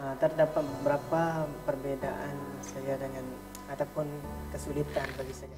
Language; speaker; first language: Indonesian; non-native, learner; Eastern Cham